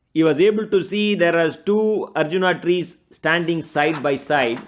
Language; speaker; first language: English; non-native, local second language; Tamil